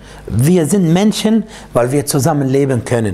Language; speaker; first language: German; non-native, fluent; Arabic